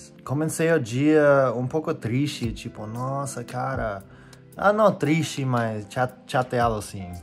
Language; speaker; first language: Portuguese; non-native, fluent; English